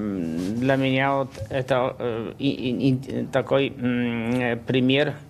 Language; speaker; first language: Russian; non-native, fluent; Polish